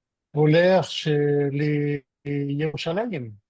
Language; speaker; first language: Hebrew; non-native, learner; French